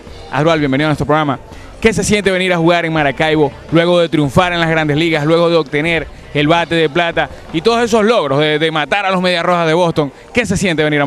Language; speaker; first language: Spanish; native; Spanish